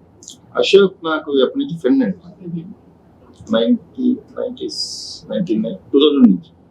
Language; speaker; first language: Telugu; native; Telugu